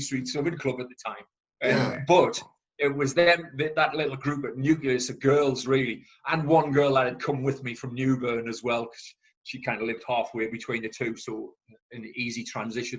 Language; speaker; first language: English; native; English